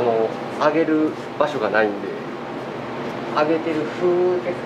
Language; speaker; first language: Japanese; native; Japanese